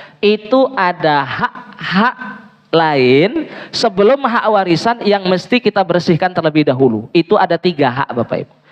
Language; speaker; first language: Indonesian; native; Indonesian